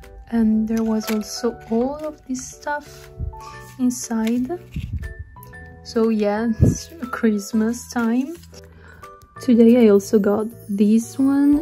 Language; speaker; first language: English; non-native, fluent; Italian